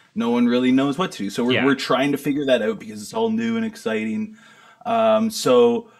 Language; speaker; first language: English; native; English